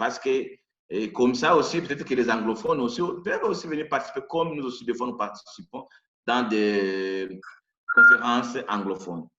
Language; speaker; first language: French; non-native, local second language; Rundi